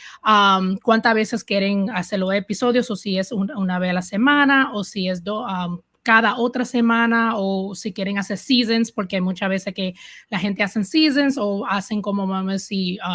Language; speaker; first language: Spanish; early bilingual, heritage; Spanish